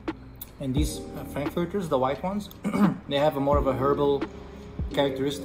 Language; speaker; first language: English; non-native, local second language; Filipino